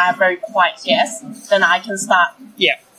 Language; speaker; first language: English; non-native, local second language; Cantonese